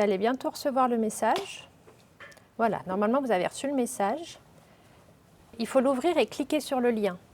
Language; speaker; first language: French; native; French